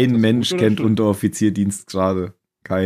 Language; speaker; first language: German; native; German